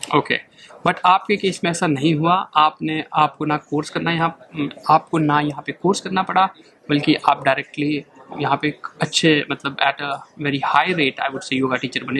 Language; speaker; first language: Hindi; native; Hindi